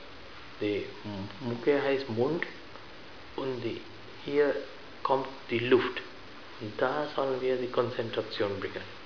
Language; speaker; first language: German; non-native, fluent; Sinhala